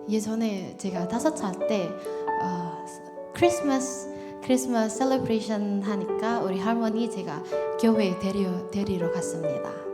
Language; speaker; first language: Korean; non-native, learner; Indonesian